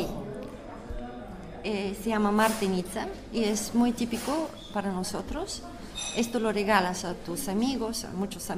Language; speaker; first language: Spanish; non-native, learner; Bulgarian